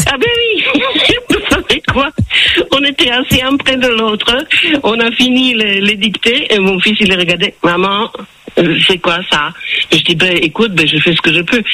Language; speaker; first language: French; non-native, fluent; Czech